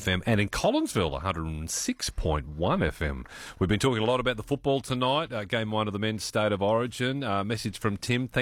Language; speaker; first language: English; native; English